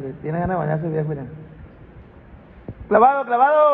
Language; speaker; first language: Spanish; native; Spanish